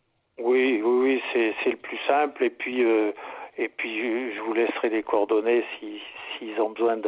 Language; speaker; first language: French; native; French